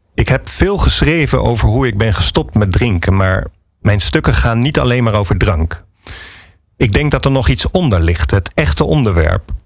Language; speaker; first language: Dutch; native; Dutch